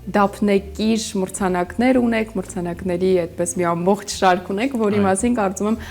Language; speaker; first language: Armenian; native; Armenian